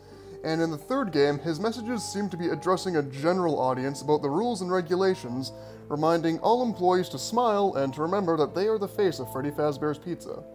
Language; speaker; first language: English; native; English